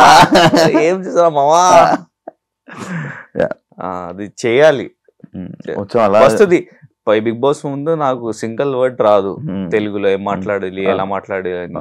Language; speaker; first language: Telugu; non-native, local second language; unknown